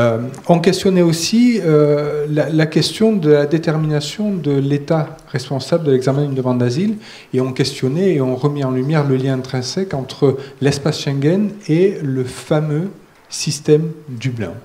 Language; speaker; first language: French; native; French